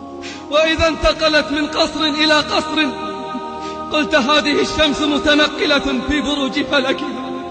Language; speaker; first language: Arabic; native; Arabic